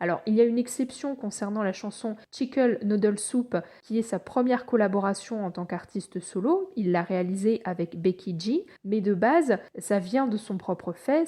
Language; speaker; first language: French; native; French